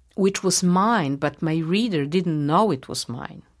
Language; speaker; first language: English; non-native, fluent; Polish